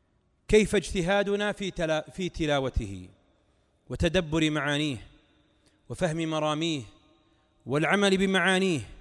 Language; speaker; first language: Arabic; native; Arabic